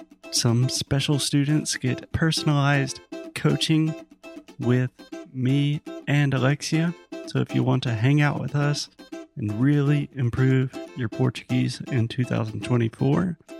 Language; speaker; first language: English; native; English